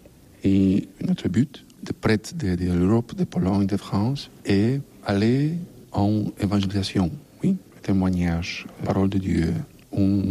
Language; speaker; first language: French; non-native, learner; Polish